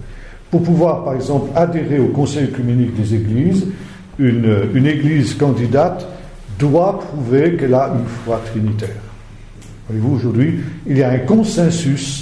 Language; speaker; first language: French; native; French